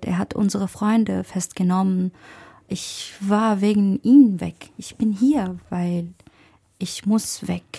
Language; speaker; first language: German; non-native, fluent; Arabic